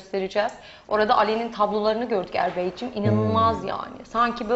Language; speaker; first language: Turkish; native; Turkish